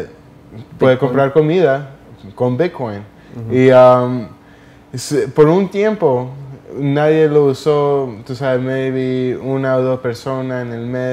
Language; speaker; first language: Spanish; early bilingual, heritage; Spanish